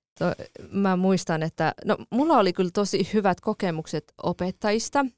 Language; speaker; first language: Finnish; early bilingual, other home language; Kurdish